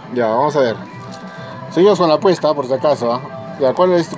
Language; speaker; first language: Spanish; native; Spanish